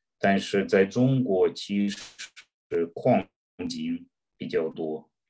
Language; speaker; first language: Chinese; non-native, fluent; Russian